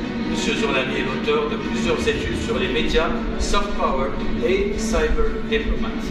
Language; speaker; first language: French; non-native, local second language; Arabic